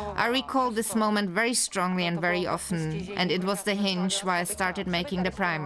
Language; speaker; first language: English; non-native, fluent; Czech